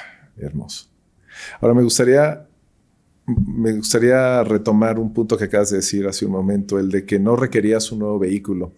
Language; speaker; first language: Spanish; native; Spanish